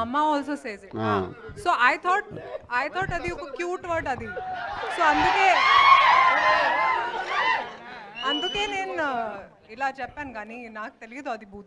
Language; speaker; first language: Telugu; non-native, local second language; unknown